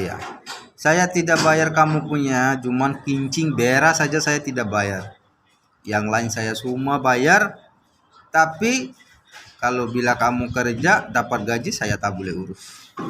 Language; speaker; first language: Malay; non-native, learner; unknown